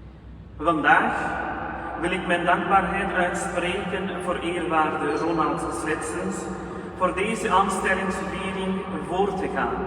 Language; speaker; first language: Dutch; non-native, fluent; Urdu